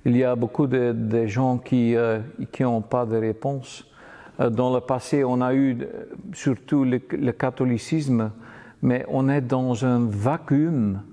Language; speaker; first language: French; non-native, fluent; Dutch